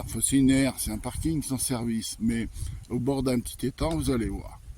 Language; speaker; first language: French; native; French